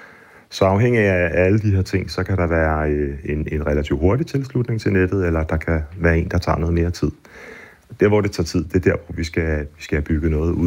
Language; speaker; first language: Danish; native; Danish